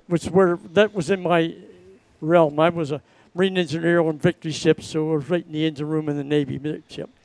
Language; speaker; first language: English; native; English